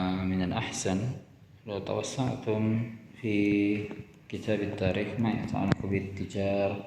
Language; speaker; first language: Arabic; non-native, fluent; Indonesian